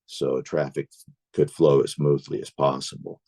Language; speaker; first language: English; native; English